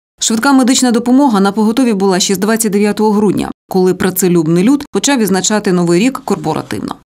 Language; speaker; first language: Ukrainian; native; Ukrainian